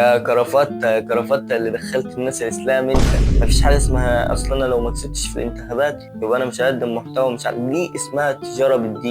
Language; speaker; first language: Arabic; native; Arabic